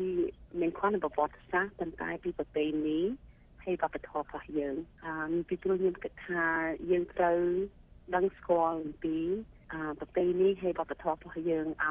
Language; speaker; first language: Khmer; early bilingual, heritage; Khmer